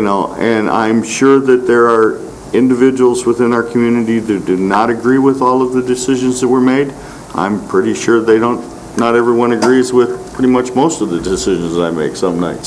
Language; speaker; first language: English; native; English